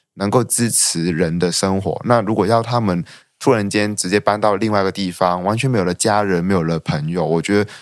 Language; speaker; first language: Chinese; non-native, local second language; Cantonese